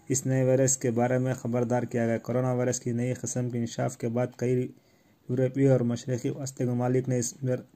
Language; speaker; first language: Urdu; native; Urdu